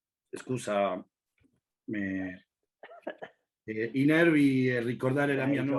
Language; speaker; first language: Italian; non-native, learner; Spanish